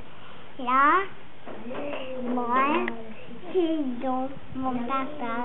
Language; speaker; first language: French; non-native, learner; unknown